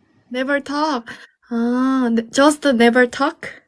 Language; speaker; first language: English; non-native, learner; Korean